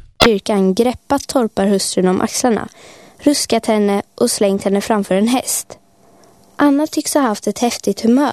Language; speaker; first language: Swedish; native; Swedish